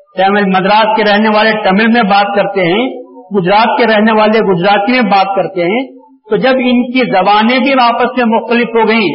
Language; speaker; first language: Urdu; native; Urdu